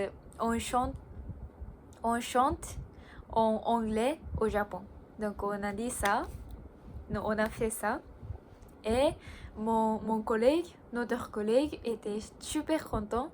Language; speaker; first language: French; non-native, learner; Japanese